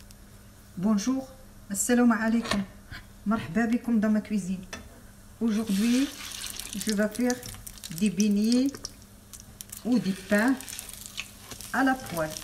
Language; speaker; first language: French; non-native, fluent; Arabic